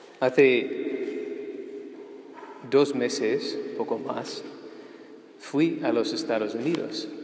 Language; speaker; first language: Spanish; non-native, fluent; English